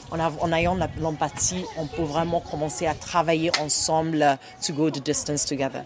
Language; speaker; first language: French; non-native, learner; Igbo